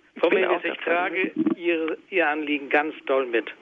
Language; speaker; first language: German; native; German